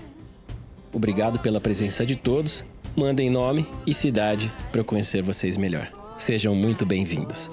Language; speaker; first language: Portuguese; native; Portuguese